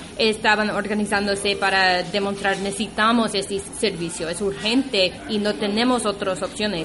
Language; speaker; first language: Spanish; non-native, fluent; English